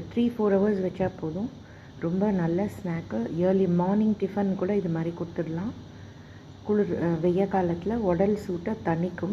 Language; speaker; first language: Tamil; native; Tamil